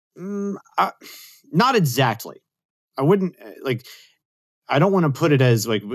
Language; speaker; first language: English; native; English